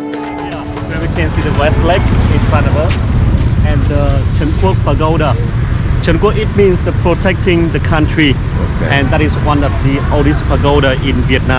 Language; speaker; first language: English; non-native, fluent; Vietnamese